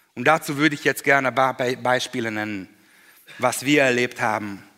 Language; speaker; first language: German; non-native, fluent; Hungarian